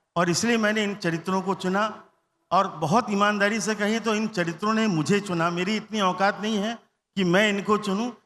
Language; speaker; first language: Hindi; non-native, local second language; Bangla